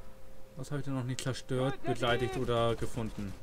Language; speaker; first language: German; native; German